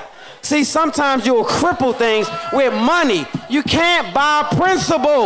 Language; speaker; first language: English; native; English